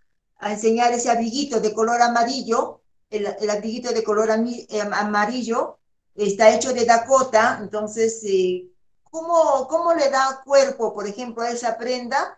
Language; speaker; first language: Spanish; native; Spanish